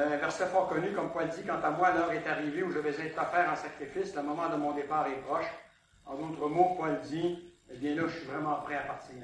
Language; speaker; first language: French; native; French